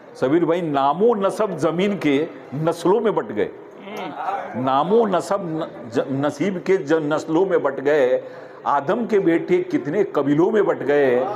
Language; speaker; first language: Hindi; native; Hindi